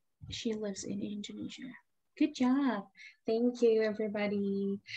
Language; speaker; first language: English; non-native, fluent; Indonesian